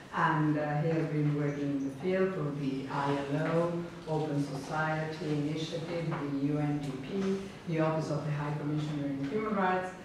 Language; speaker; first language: English; non-native, fluent; Spanish